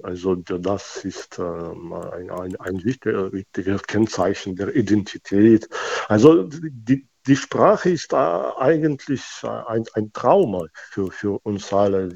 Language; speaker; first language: German; non-native, fluent; Russian